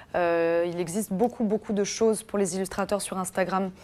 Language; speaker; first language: French; native; French